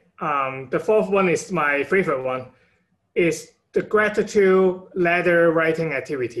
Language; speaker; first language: English; non-native, local second language; Cantonese